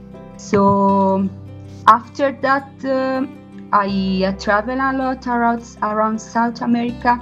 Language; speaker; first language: English; non-native, learner; Italian